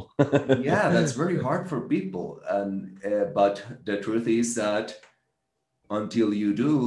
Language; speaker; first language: English; non-native, fluent; Spanish